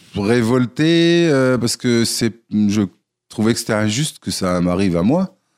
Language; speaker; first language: French; non-native, local second language; Arabic